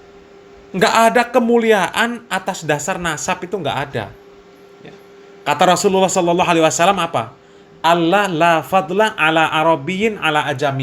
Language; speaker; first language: Indonesian; native; Indonesian